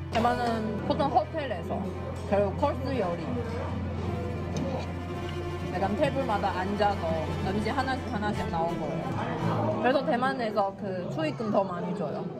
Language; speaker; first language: Korean; non-native, fluent; Chinese